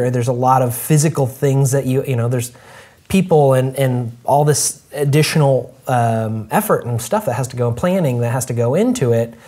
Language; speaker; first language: English; native; English